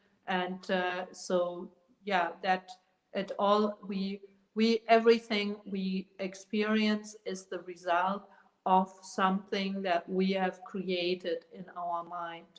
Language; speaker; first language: English; non-native, fluent; German